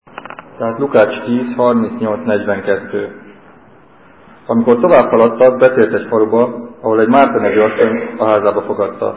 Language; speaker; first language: Hungarian; native; Hungarian